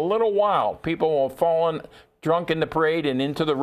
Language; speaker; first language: English; native; English